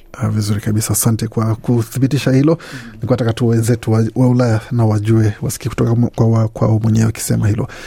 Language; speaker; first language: Swahili; native; Swahili